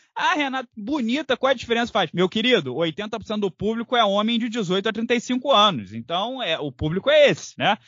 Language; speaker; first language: Portuguese; native; Portuguese